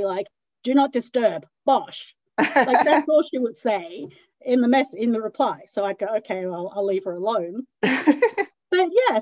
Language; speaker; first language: English; non-native, local second language; Cantonese